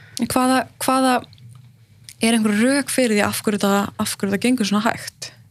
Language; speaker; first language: Icelandic; native; Icelandic